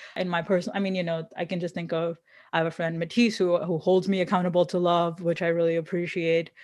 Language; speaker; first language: English; non-native, local second language; Hindi